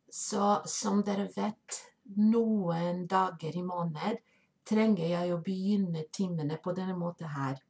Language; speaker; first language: Norwegian; non-native, fluent; Spanish